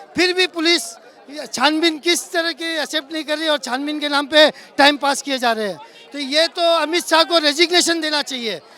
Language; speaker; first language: Hindi; non-native, local second language; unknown